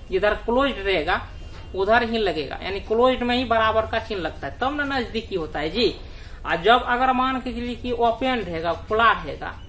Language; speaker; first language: Hindi; native; Hindi